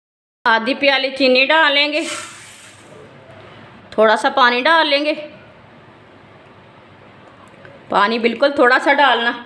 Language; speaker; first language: Hindi; native; Hindi